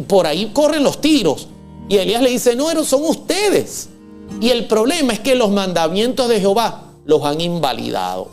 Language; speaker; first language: Spanish; native; Spanish